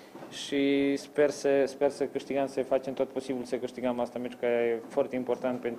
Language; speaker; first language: Romanian; non-native, fluent; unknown